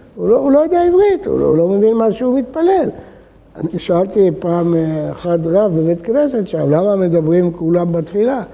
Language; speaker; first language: Hebrew; early bilingual, other home language; Arabic